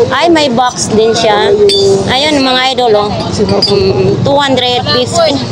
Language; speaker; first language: Filipino; native; Filipino